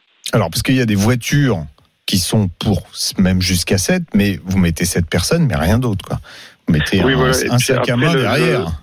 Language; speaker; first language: French; native; French